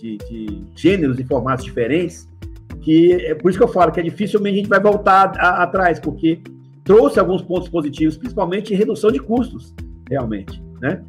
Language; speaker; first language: Portuguese; native; Portuguese